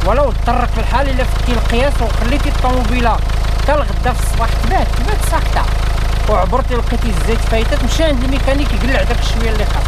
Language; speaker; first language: Arabic; native; Arabic